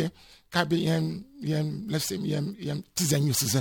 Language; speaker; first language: Hungarian; non-native, fluent; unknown